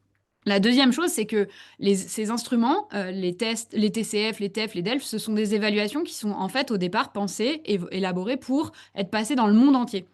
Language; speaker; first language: French; native; French